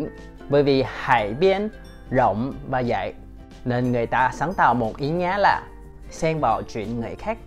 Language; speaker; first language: Vietnamese; non-native, fluent; Chinese